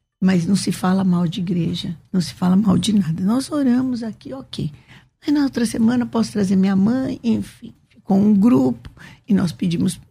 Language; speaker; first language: Portuguese; native; Portuguese